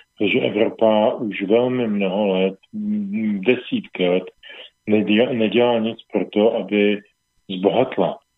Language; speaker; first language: Czech; native; Czech